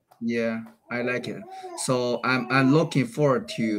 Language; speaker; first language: English; non-native, learner; Chinese